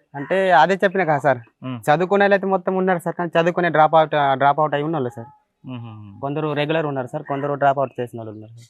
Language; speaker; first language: Telugu; non-native, local second language; Gondi